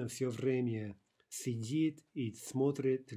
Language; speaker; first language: Russian; non-native, fluent; English